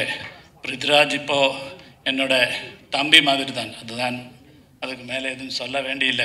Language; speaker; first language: Tamil; non-native, learner; Malayalam